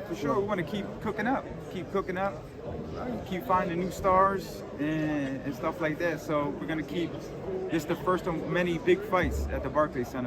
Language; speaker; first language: English; native; English